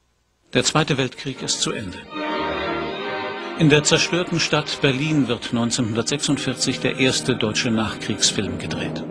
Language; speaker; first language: German; native; German